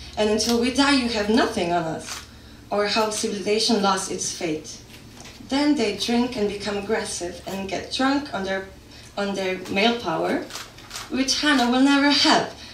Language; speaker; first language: English; non-native, fluent; Slovenian